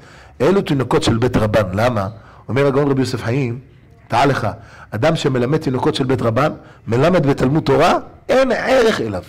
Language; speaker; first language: Hebrew; native; Hebrew